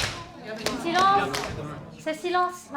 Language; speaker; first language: French; native; French